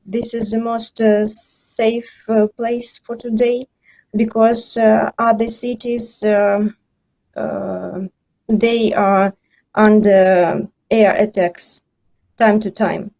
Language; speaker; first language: English; non-native, learner; Ukrainian